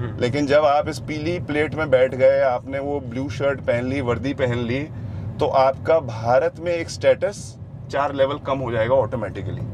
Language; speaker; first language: Hindi; native; Hindi